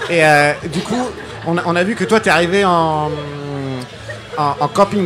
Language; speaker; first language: French; native; French